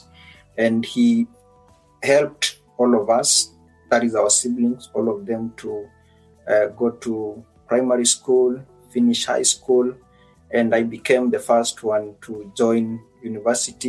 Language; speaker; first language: English; non-native, local second language; Luyia